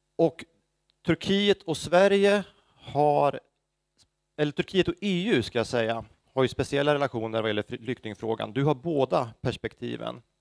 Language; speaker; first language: Swedish; native; Swedish